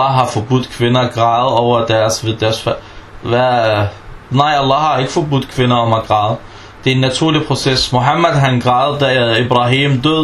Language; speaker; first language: Danish; non-native, fluent; Arabic